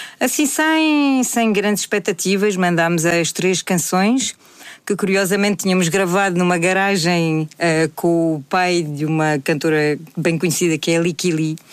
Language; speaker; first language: Portuguese; early bilingual, heritage; Portuguese